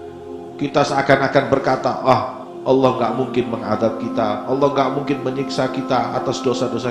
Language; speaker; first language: Indonesian; native; Indonesian